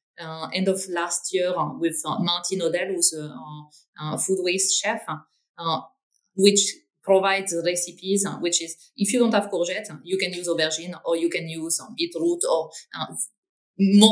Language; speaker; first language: English; non-native, fluent; French